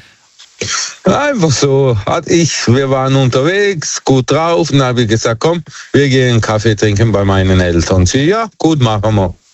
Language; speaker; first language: German; early bilingual, other home language; Turkish